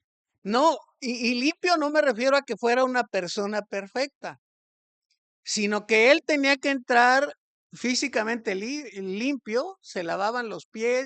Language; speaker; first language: Spanish; native; Spanish